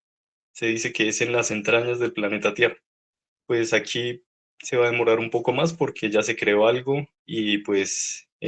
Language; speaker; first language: Spanish; native; Spanish